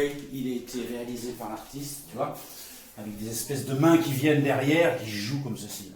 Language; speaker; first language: French; native; French